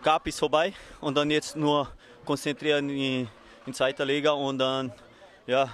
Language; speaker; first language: German; non-native, learner; Portuguese